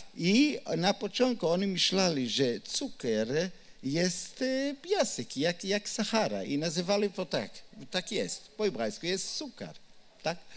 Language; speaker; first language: Polish; non-native, learner; Hebrew